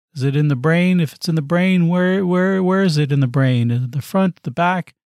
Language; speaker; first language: English; native; English